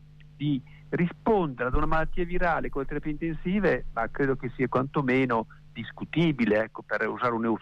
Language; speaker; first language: Italian; native; Italian